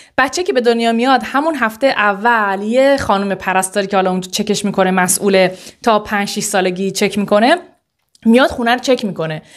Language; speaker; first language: Persian; native; Persian